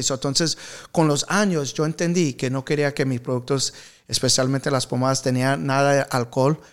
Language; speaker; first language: Spanish; early bilingual, heritage; Spanish